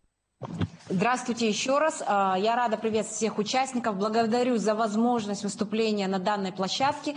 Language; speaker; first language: Russian; native; Russian